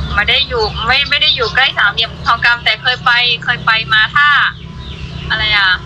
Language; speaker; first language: Thai; non-native, fluent; Burmese